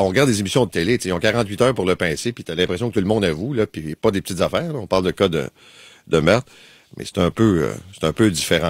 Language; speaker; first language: French; native; French